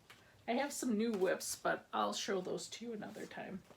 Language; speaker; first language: English; native; English